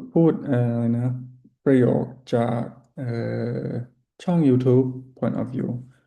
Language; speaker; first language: Thai; non-native, learner; English